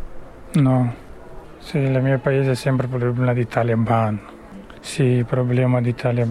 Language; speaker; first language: Italian; non-native, learner; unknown